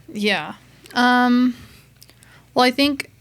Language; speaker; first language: English; native; English